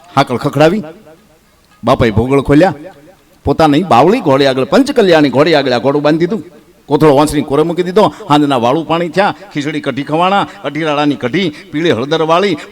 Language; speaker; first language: Gujarati; native; Gujarati